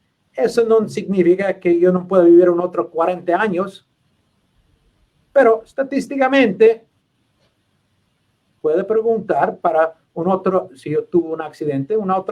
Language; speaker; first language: Spanish; non-native, learner; English